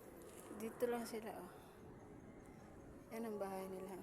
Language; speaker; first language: Filipino; non-native, local second language; Cebuano